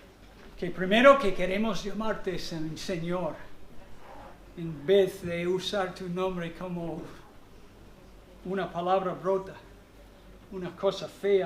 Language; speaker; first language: Spanish; non-native, fluent; English